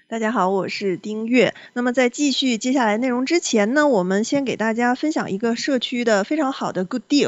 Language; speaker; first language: Chinese; native; Chinese